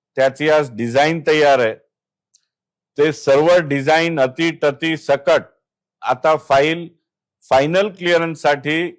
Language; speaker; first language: Marathi; non-native, local second language; Gujarati